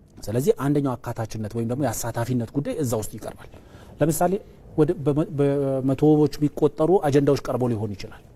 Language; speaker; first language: Amharic; non-native, local second language; Oromo